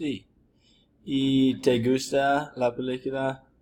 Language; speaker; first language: Spanish; non-native, learner; English